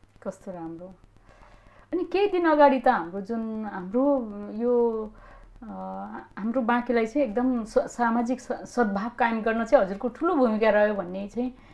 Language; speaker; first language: Nepali; native; Nepali